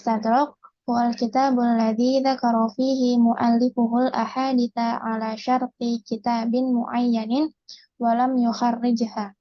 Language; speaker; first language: Arabic; non-native, learner; Indonesian